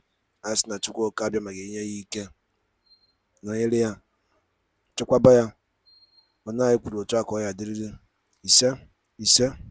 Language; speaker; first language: Igbo; native; Igbo